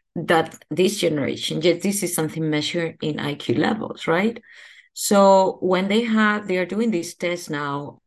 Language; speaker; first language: English; non-native, fluent; Spanish